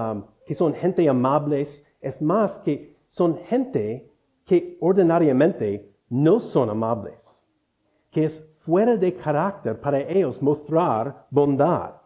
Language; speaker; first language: Spanish; non-native, fluent; English